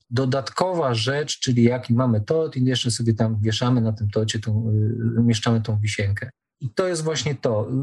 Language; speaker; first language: Polish; native; Polish